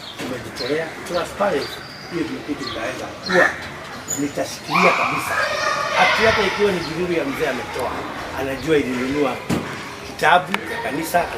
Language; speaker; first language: Swahili; non-native, local second language; Kikuyu